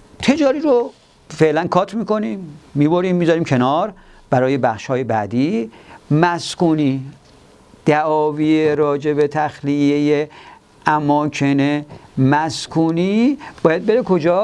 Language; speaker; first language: Persian; native; Persian